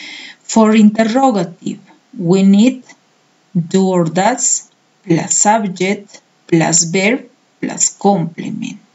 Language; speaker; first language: English; non-native, fluent; Spanish